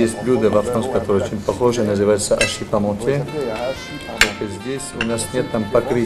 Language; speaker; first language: Russian; non-native, fluent; French